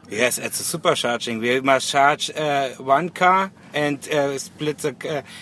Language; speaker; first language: English; non-native, learner; German